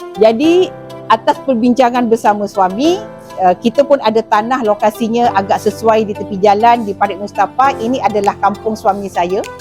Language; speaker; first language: Malay; native; Malay